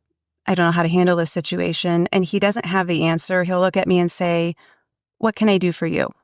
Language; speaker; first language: English; native; English